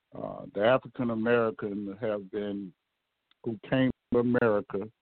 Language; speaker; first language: English; native; English